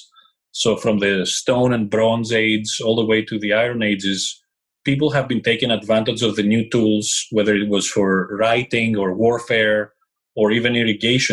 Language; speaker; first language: English; non-native, fluent; Greek